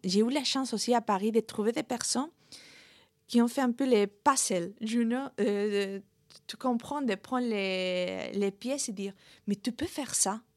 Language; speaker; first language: French; non-native, fluent; Spanish